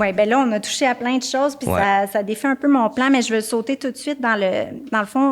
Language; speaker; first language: French; native; French